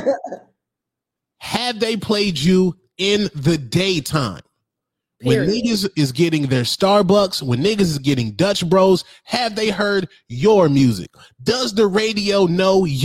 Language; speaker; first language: English; native; English